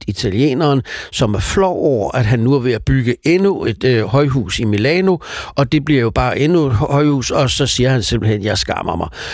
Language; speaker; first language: Danish; native; Danish